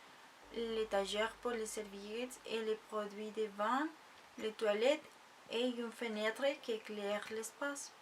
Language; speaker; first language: French; non-native, learner; Spanish